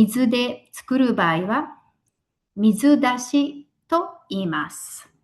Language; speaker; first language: Japanese; non-native, fluent; Mongolian